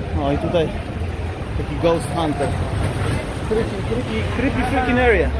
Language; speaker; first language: Polish; native; Polish